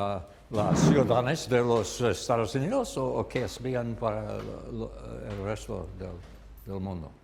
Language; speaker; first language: Spanish; non-native, learner; English